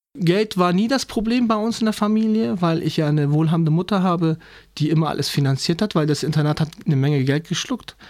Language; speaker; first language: German; non-native, fluent; Turkish